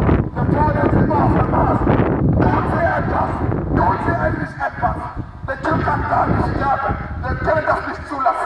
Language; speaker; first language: German; non-native, fluent; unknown